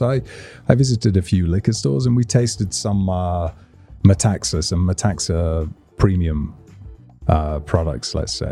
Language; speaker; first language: English; native; English